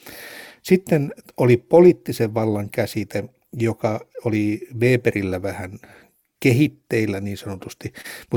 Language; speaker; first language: Finnish; native; Finnish